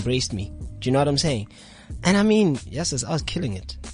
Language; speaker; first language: English; non-native, local second language; Zulu